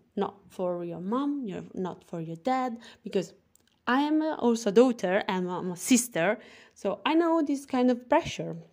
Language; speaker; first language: English; non-native, fluent; Italian